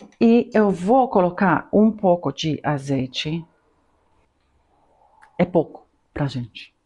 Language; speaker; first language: Portuguese; non-native, fluent; Greek